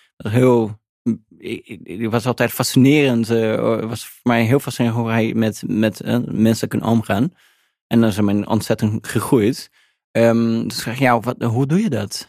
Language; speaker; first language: Dutch; non-native, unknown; Portuguese